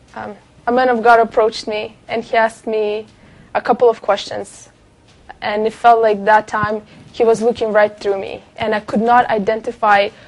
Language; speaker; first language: English; non-native, fluent; Russian